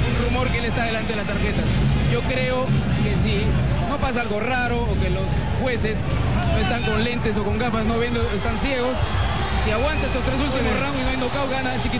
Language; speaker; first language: Spanish; native; Spanish